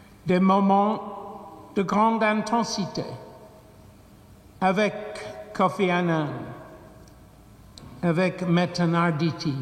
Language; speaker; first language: French; non-native, fluent; English